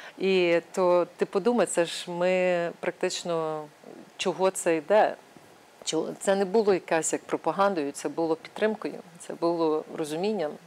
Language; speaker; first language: Ukrainian; native; Ukrainian